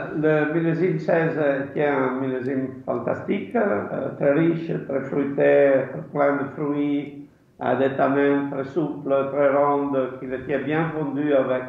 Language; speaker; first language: French; non-native, fluent; Italian